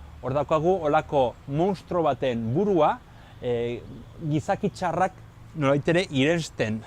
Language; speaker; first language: Basque; native; Basque